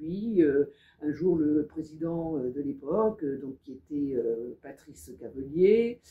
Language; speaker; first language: French; native; French